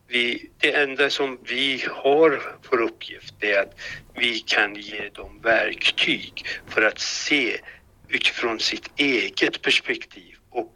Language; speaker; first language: Swedish; non-native, fluent; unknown